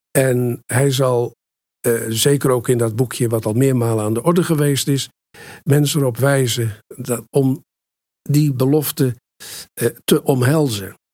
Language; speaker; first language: Dutch; native; Dutch